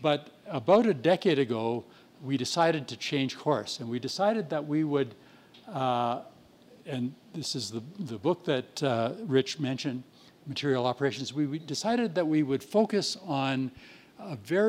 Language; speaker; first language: English; native; English